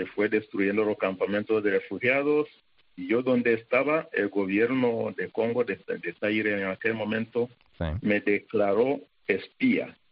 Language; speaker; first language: Spanish; non-native, fluent; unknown